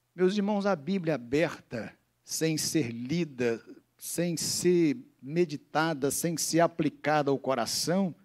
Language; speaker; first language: Portuguese; native; Portuguese